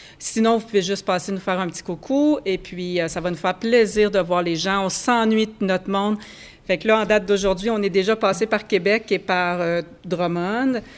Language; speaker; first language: French; native; French